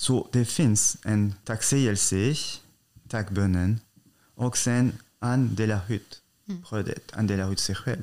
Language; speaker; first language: Swedish; non-native, fluent; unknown